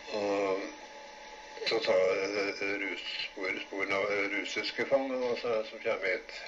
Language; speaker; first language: Norwegian; native; Norwegian